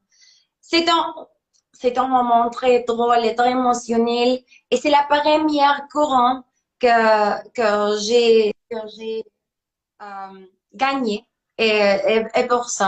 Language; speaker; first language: French; non-native, learner; Spanish